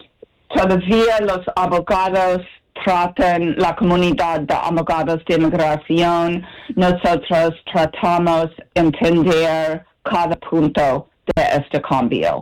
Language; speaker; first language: Spanish; non-native, learner; English